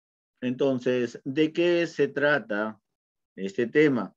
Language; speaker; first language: Spanish; native; Spanish